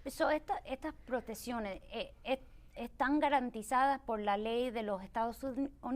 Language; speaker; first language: Spanish; early bilingual, other home language; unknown